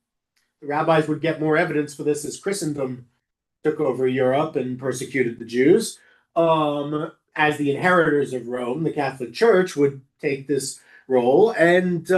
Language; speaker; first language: English; native; English